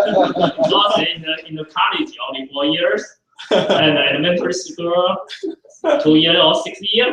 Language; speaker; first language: English; non-native, fluent; Chinese